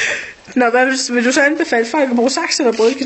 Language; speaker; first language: Danish; native; Danish